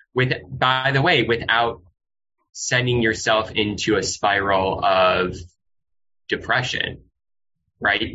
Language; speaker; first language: English; native; English